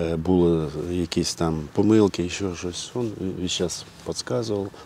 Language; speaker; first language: Ukrainian; non-native, learner; Russian